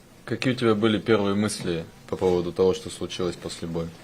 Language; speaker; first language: Russian; native; Russian